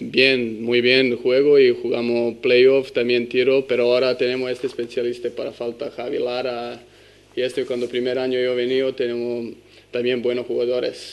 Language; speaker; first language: Spanish; non-native, learner; Serbian